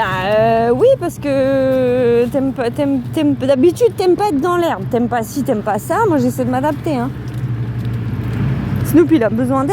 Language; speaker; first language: French; native; French